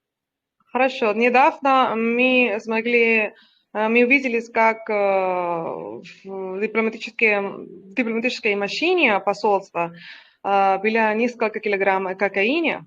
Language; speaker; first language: Russian; non-native, learner; Spanish